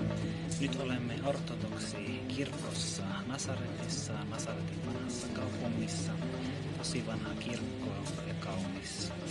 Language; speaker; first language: Finnish; non-native, fluent; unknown